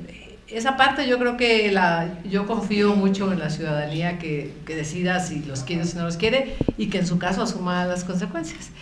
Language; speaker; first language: Spanish; native; Spanish